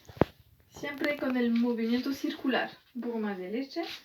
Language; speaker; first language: Spanish; non-native, fluent; French